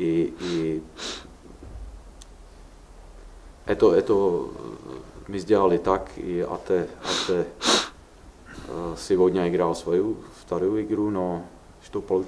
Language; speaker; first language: Russian; non-native, learner; Czech